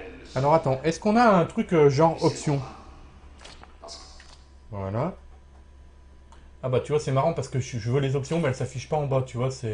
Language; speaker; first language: French; native; French